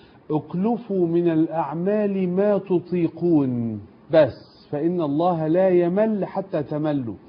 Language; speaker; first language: Arabic; native; Arabic